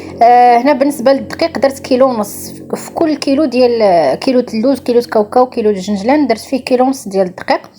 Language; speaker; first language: Arabic; native; Arabic